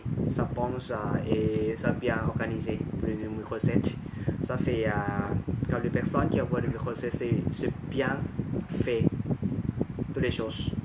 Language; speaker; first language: French; non-native, learner; Thai